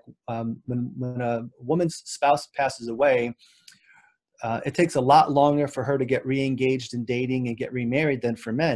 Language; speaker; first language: English; native; English